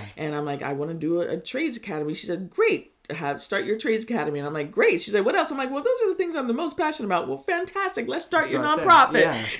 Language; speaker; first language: English; native; English